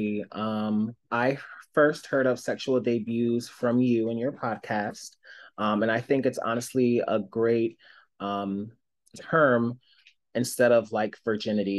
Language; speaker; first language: English; native; English